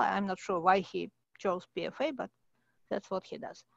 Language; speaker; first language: English; non-native, fluent; Russian